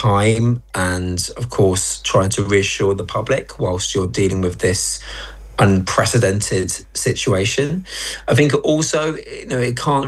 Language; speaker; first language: English; native; English